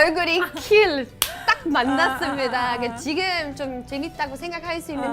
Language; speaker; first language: Korean; non-native, learner; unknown